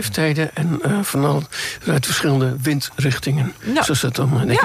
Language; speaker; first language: Dutch; native; Dutch